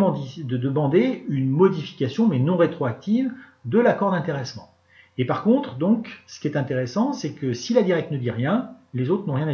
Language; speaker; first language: French; native; French